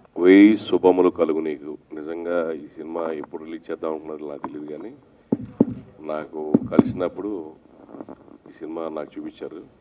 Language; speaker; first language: Telugu; native; Telugu